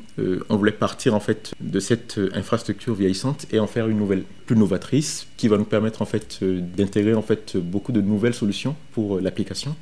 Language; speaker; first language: French; non-native, local second language; Fon